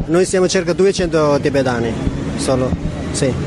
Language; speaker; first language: Italian; non-native, fluent; Tibetan